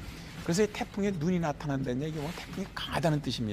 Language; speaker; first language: Korean; native; Korean